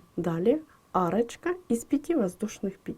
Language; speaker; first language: Russian; native; Russian